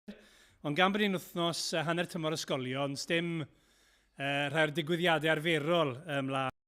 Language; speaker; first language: Welsh; native; Welsh